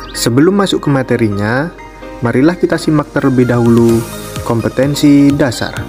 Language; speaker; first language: Indonesian; native; Indonesian